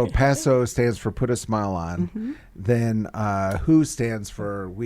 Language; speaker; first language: English; native; English